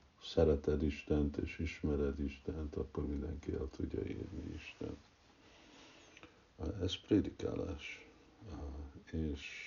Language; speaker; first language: Hungarian; early bilingual, heritage; Hungarian